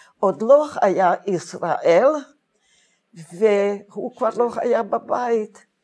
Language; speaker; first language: Hebrew; non-native, fluent; Hungarian